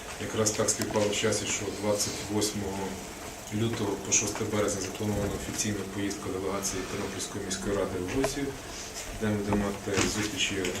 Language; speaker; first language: Ukrainian; native; Ukrainian